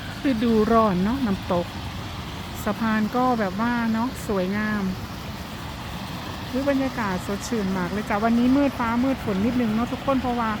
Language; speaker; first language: Thai; non-native, local second language; Northeastern Thai